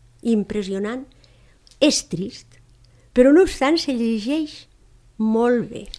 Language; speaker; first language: Catalan; native; Catalan